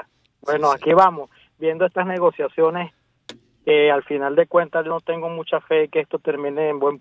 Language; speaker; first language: Spanish; native; Spanish